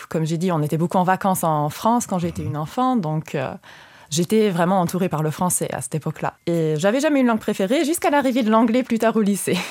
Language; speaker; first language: French; non-native, local second language; Luxembourgish